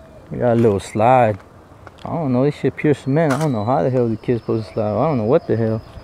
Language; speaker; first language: English; early bilingual, other home language; Spanish